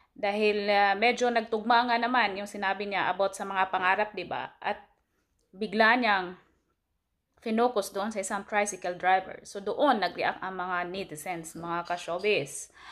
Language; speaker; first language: Filipino; non-native, local second language; Cebuano